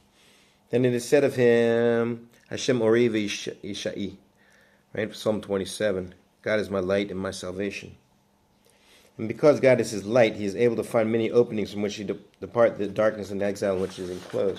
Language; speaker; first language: English; native; English